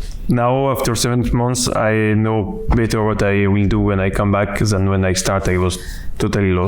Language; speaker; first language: English; non-native, fluent; French